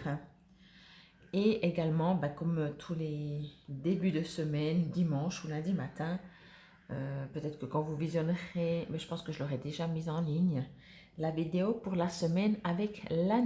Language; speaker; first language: French; native; French